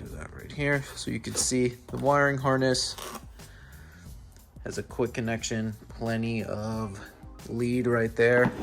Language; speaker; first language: English; native; English